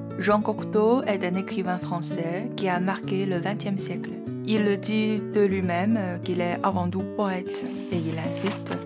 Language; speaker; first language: French; non-native, fluent; Chinese